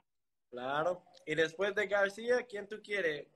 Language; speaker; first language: Spanish; early bilingual, heritage; English